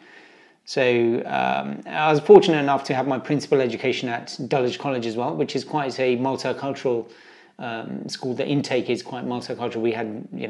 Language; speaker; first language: English; native; English